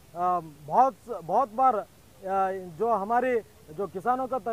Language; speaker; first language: Hindi; non-native, local second language; Kannada